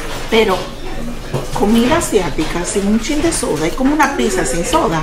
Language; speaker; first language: Spanish; early bilingual, heritage; Spanish